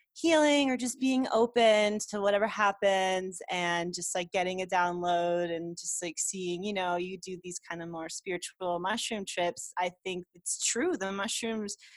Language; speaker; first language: English; native; English